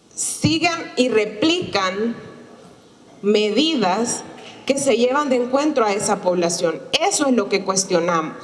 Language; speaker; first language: Spanish; native; Spanish